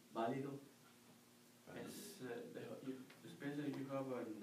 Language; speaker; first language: English; non-native, learner; Spanish